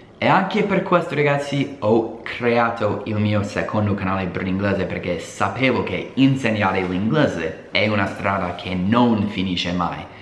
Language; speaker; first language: Italian; non-native, fluent; English